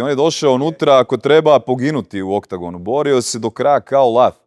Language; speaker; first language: Croatian; native; Croatian